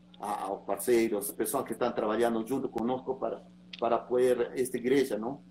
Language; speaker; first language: Portuguese; non-native, learner; Spanish